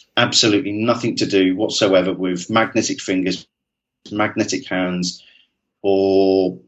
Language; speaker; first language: English; native; English